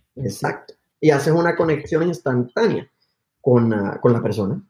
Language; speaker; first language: Spanish; native; Spanish